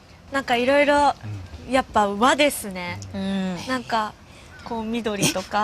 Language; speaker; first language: Japanese; native; Japanese